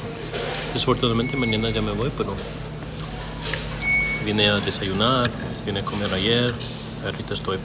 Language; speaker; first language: Spanish; non-native, fluent; Chinese